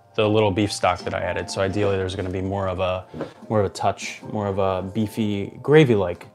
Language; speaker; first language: English; native; English